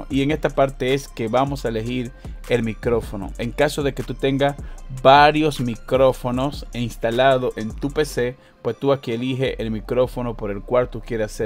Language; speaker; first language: Spanish; native; Spanish